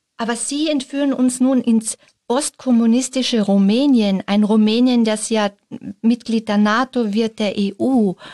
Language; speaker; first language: German; native; German